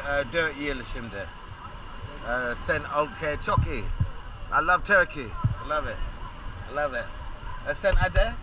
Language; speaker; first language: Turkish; non-native, learner; English